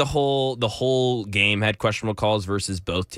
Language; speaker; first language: English; native; English